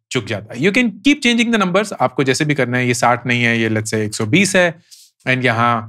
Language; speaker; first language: Hindi; native; Hindi